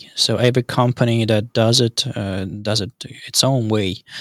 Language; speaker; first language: English; non-native, fluent; Russian